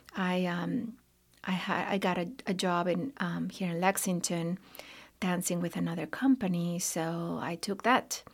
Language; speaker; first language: English; non-native, fluent; Spanish